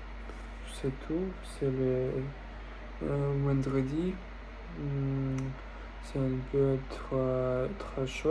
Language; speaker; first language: French; non-native, learner; Russian